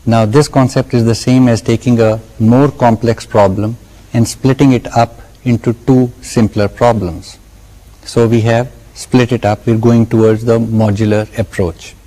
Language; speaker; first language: English; non-native, local second language; Urdu